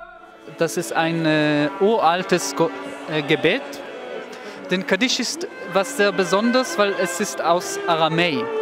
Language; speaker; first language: German; non-native, learner; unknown